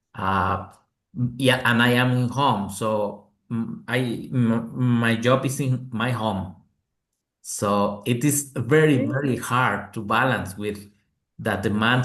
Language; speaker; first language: English; non-native, learner; Spanish